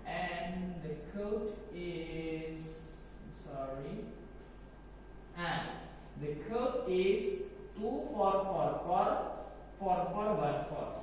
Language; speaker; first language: English; non-native, fluent; Indonesian